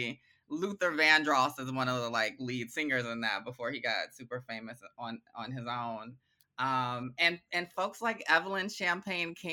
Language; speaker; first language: English; native; English